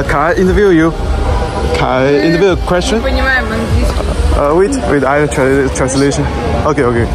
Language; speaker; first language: English; non-native, learner; Chinese